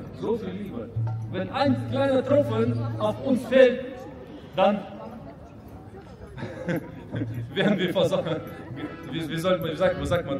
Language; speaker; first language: German; non-native, fluent; Russian